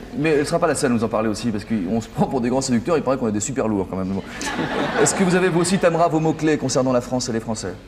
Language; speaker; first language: French; native; French